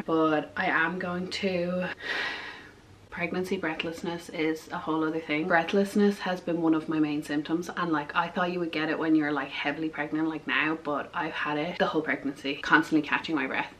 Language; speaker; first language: English; native; English